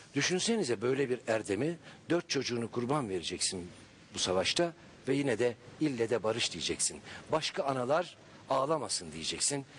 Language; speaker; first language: Turkish; native; Turkish